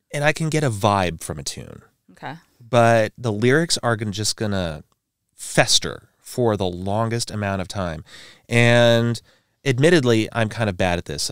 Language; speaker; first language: English; native; English